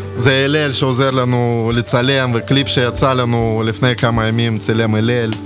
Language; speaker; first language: Hebrew; early bilingual, other home language; Russian